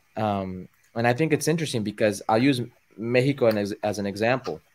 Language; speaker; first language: English; early bilingual, other home language; Spanish